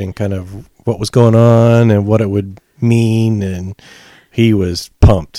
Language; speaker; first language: English; native; English